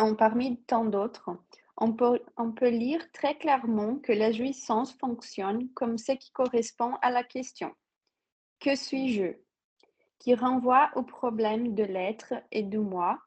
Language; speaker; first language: French; non-native, fluent; Portuguese